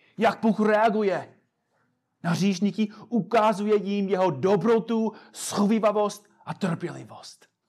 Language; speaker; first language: Czech; non-native, fluent; English